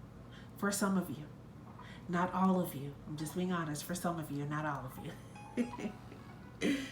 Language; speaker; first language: English; native; English